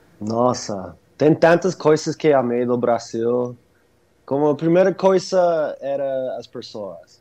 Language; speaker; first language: Portuguese; non-native, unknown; English